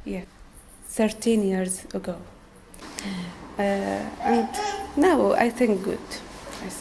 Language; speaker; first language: English; non-native, learner; Arabic